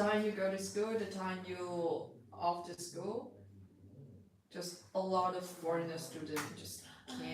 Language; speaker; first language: English; non-native, fluent; Chinese